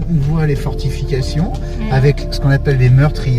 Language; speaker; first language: French; native; French